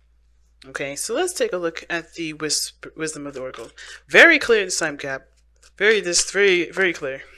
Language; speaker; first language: English; native; English